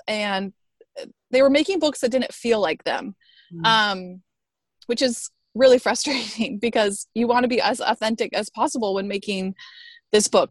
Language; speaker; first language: English; native; English